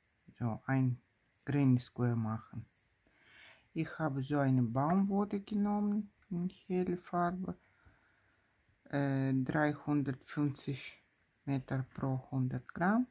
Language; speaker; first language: German; non-native, fluent; Russian